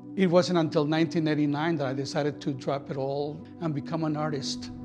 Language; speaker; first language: English; non-native, fluent; Spanish